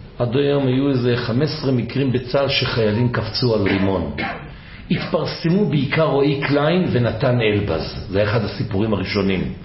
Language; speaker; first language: Hebrew; native; Hebrew